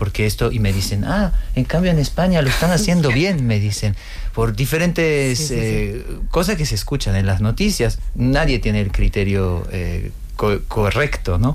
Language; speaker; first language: Spanish; non-native, fluent; French